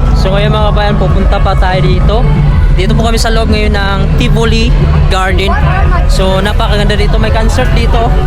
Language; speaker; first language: Filipino; native; Filipino